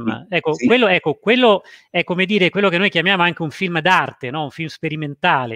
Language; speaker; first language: Italian; native; Italian